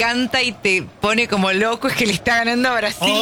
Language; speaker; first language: Spanish; native; Spanish